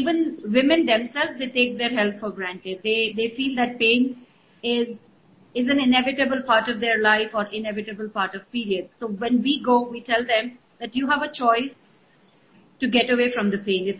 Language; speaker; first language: English; non-native, local second language; Hindi